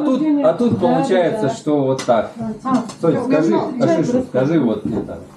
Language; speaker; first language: Russian; native; Russian